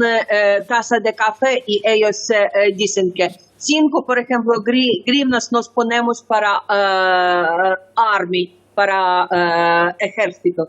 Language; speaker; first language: Spanish; non-native, learner; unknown